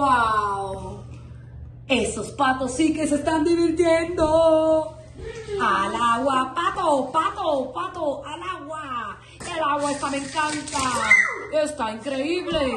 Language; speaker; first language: Spanish; native; Spanish